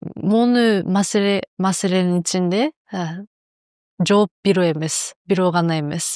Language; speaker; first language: Kyrgyz; non-native, learner; Japanese